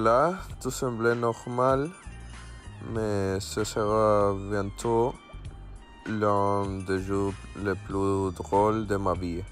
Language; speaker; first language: French; non-native, learner; Spanish